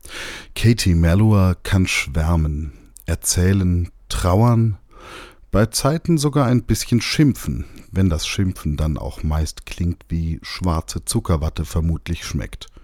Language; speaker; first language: German; native; German